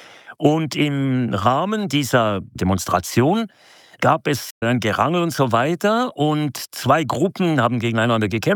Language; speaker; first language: German; native; German